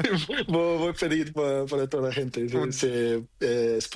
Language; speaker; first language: Spanish; non-native, learner; Portuguese